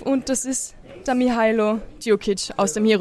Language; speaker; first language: German; native; German